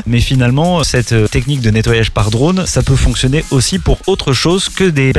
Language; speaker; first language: French; native; French